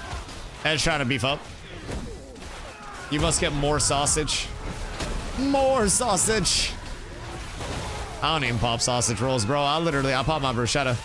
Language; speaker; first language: English; native; English